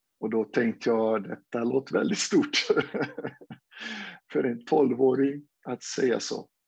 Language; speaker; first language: Swedish; non-native, fluent; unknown